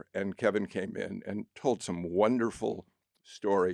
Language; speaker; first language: English; native; English